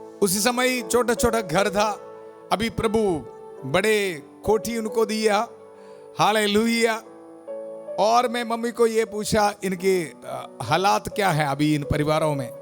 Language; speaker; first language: Hindi; non-native, local second language; Malayalam